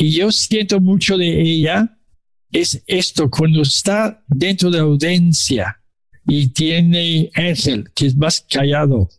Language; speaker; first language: Spanish; non-native, learner; English